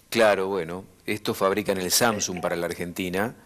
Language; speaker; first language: Spanish; native; Spanish